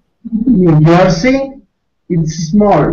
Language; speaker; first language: English; non-native, learner; Spanish